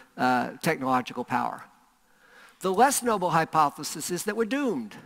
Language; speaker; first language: English; native; English